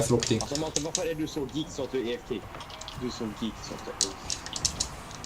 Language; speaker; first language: Swedish; native; Swedish